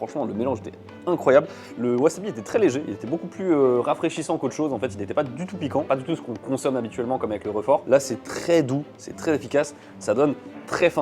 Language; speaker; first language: French; native; French